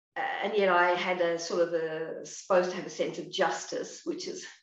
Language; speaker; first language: English; native; English